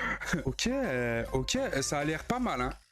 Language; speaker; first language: French; native; French